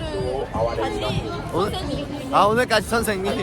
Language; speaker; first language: Japanese; non-native, learner; Korean